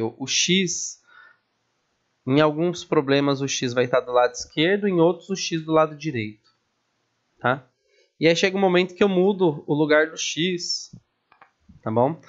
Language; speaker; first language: Portuguese; native; Portuguese